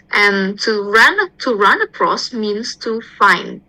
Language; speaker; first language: English; non-native, fluent; Indonesian